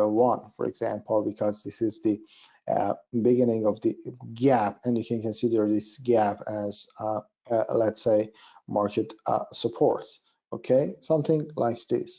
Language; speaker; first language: English; non-native, fluent; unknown